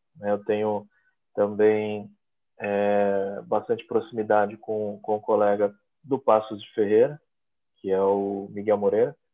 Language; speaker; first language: Portuguese; native; Portuguese